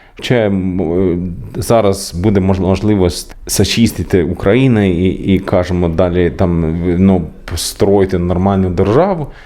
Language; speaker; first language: Ukrainian; non-native, learner; Swedish